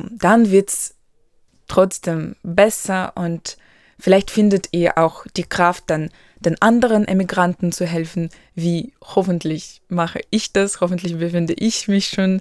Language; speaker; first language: German; non-native, local second language; Ukrainian